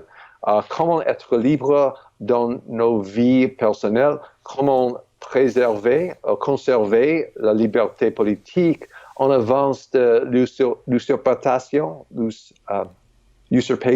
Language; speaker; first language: French; non-native, fluent; English